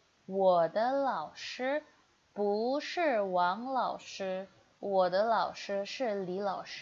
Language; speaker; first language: Chinese; non-native, fluent; Indonesian